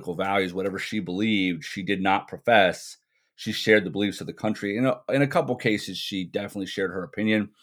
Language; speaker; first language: English; native; English